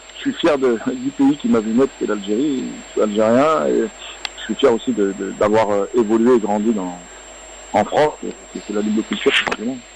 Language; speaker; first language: French; early bilingual, other home language; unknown